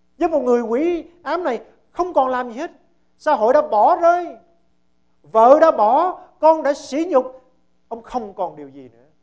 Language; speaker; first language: Vietnamese; early bilingual, heritage; Vietnamese